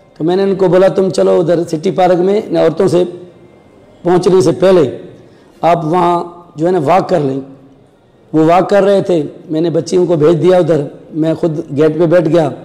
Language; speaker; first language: Urdu; non-native, local second language; Sindhi